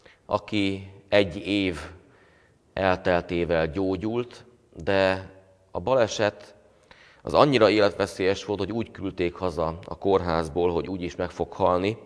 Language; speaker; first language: Hungarian; native; Hungarian